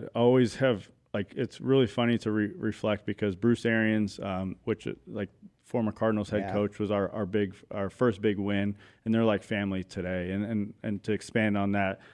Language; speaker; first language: English; native; English